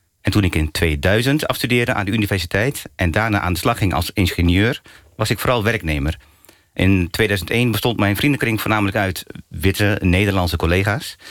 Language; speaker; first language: Dutch; early bilingual, other home language; Turkish